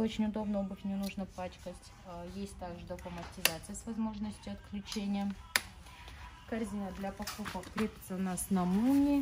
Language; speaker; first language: Russian; native; Russian